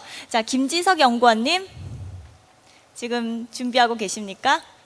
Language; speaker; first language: Korean; native; Korean